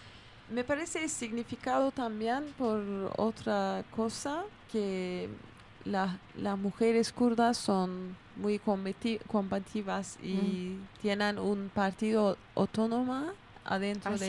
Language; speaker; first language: Spanish; non-native, fluent; Kurdish